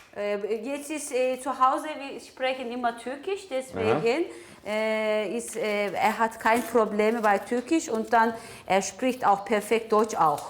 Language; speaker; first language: German; non-native, learner; Turkish